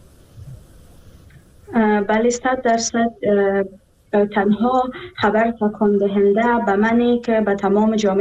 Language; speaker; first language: Persian; native; Persian